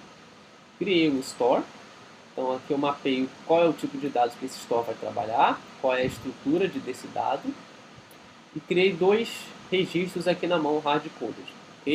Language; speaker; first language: Portuguese; native; Portuguese